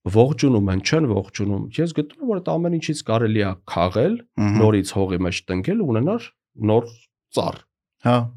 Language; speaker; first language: Armenian; native; Armenian